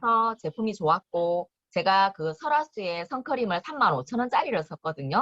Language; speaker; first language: Korean; native; Korean